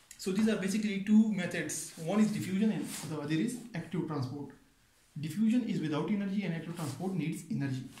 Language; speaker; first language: English; non-native, local second language; Pashto